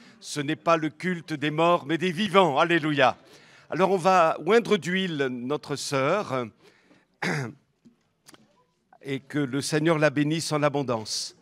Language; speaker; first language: French; native; French